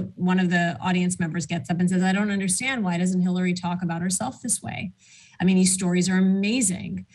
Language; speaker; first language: English; early bilingual, other home language; Arabic